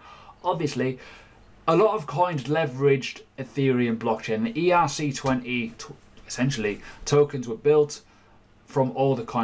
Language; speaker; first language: English; native; English